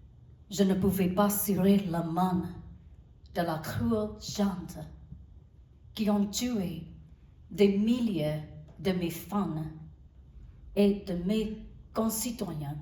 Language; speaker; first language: French; non-native, learner; Burmese